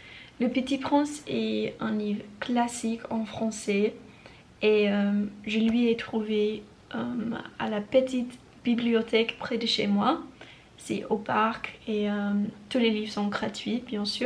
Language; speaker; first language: French; non-native, learner; English